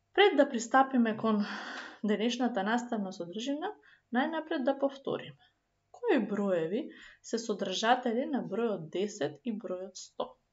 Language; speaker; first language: Macedonian; native; Macedonian